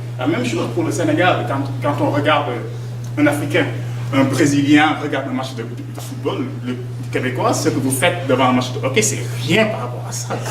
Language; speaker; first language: French; non-native, local second language; Wolof